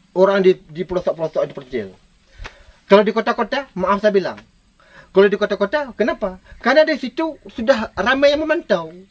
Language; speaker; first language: Malay; non-native, local second language; Minangkabau